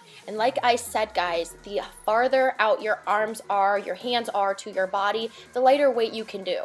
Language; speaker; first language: English; native; English